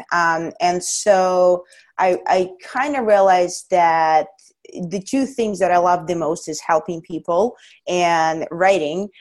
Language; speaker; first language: English; non-native, fluent; Russian